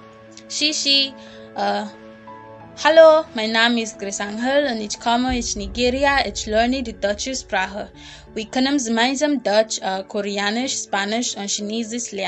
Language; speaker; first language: German; non-native, learner; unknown